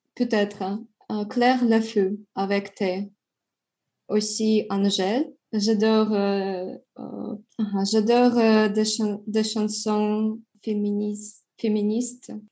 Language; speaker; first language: French; non-native, learner; Russian